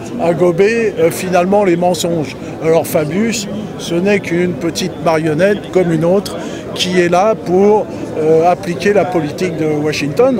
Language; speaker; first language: French; native; French